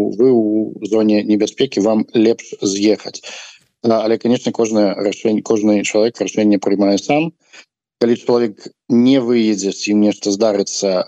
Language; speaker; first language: Belarusian; non-native, local second language; Russian